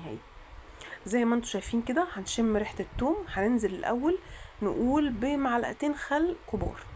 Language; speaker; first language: Arabic; native; Arabic